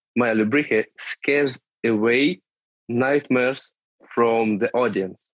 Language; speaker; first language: English; non-native, fluent; Russian